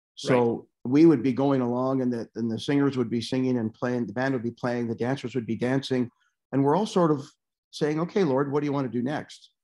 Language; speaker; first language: English; native; English